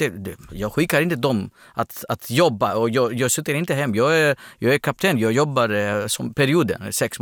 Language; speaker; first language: Swedish; non-native, learner; Greek